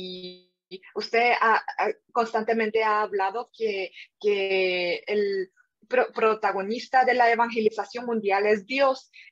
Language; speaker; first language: Spanish; non-native, fluent; Korean